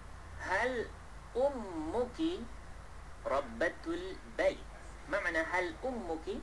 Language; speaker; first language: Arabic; non-native, fluent; Malay